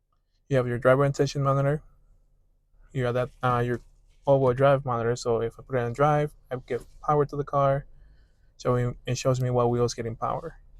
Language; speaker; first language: English; native; English